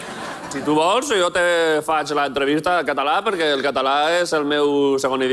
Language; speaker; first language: Catalan; non-native, local second language; Spanish